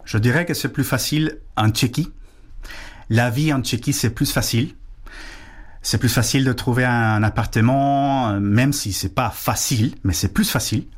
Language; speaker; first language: French; non-native, fluent; Spanish